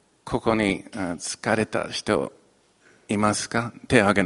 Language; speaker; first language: Japanese; non-native, fluent; English